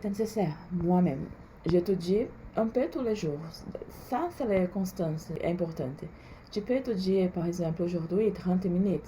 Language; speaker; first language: French; non-native, learner; Portuguese